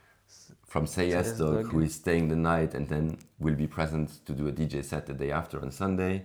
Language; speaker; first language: English; non-native, fluent; French